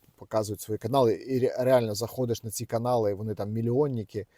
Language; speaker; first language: Ukrainian; non-native, local second language; Russian